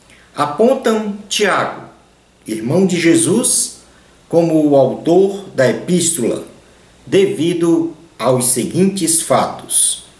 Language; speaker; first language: Portuguese; native; Portuguese